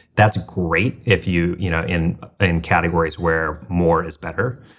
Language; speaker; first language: English; native; English